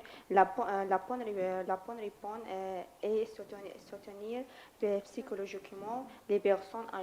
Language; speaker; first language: French; non-native, learner; Arabic